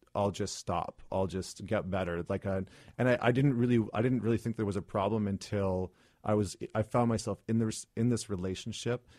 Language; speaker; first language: English; native; English